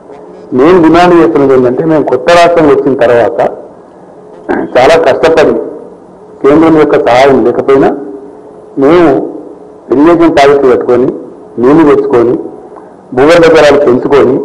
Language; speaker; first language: Telugu; native; Telugu